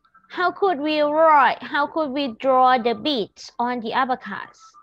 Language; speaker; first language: English; non-native, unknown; Thai